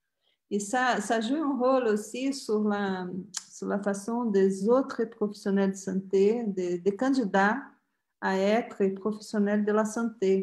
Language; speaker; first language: French; non-native, fluent; Portuguese